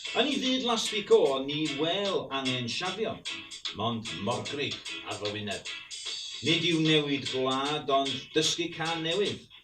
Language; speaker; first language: Welsh; early bilingual, heritage; Welsh